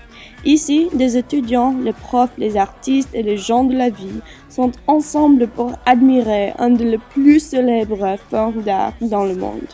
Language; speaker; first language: French; non-native, fluent; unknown